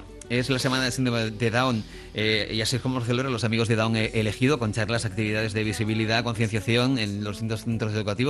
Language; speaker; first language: Spanish; native; Spanish